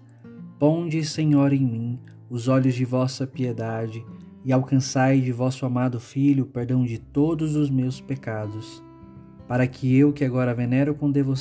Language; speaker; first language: Portuguese; native; Portuguese